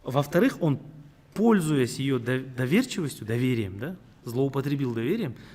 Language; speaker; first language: Russian; non-native, local second language; Kazakh